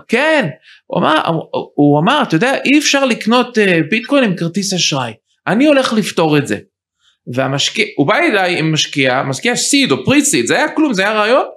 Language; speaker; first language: Hebrew; early bilingual, heritage; Hebrew